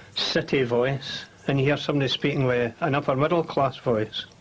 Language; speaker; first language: English; native; English